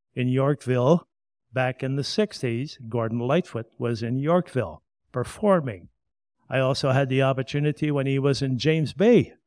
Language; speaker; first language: English; non-native, fluent; French